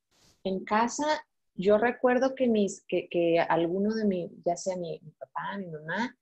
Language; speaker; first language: Spanish; native; Spanish